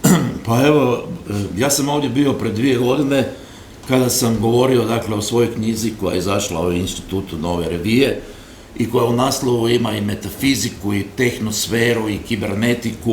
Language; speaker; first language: Croatian; native; Croatian